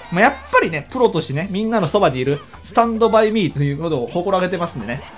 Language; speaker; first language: Japanese; native; Japanese